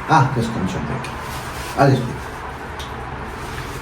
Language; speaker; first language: German; non-native, fluent; Filipino